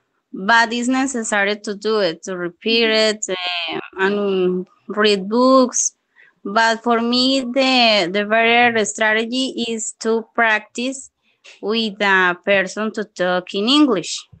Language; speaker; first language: English; non-native, learner; Spanish